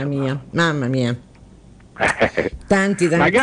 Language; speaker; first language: Italian; native; Italian